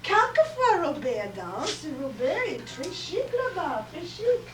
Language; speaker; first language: French; non-native, fluent; English